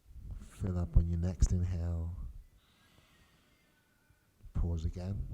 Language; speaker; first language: English; native; English